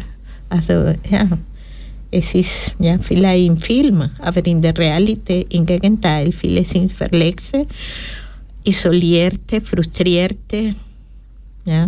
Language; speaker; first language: German; non-native, fluent; Spanish